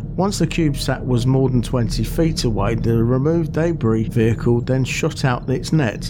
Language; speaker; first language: English; native; English